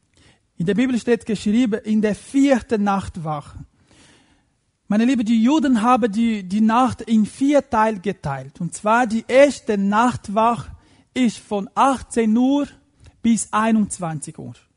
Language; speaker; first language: German; non-native, fluent; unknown